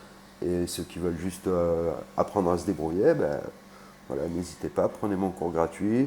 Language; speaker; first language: French; native; French